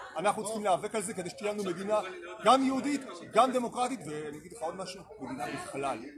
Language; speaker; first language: Hebrew; native; Hebrew